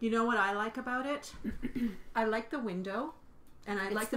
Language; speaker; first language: English; native; English